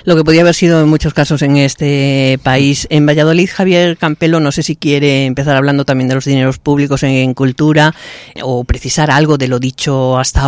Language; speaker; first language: Spanish; native; Spanish